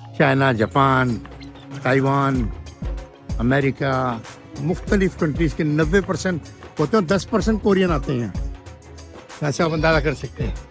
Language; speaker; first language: Urdu; native; Urdu